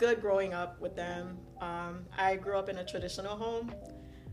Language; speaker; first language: English; early bilingual, other home language; Haitian Creole